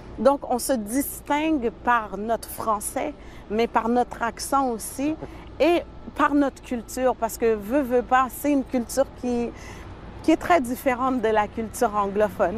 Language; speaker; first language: French; native; French